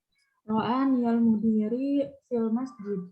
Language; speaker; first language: Arabic; non-native, learner; Indonesian